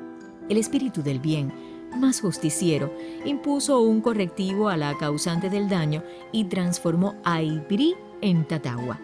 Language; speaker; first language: Spanish; native; Spanish